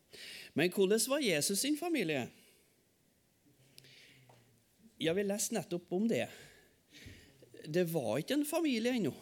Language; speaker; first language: Norwegian; native; Norwegian